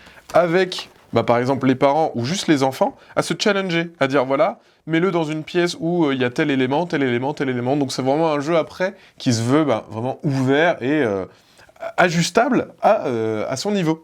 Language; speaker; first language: French; native; French